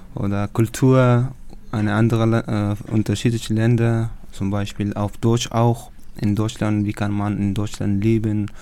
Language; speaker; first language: German; non-native, learner; Persian